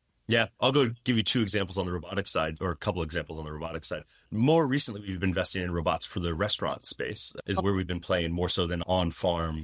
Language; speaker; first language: English; native; English